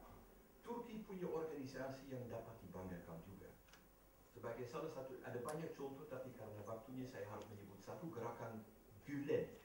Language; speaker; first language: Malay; non-native, fluent; Dutch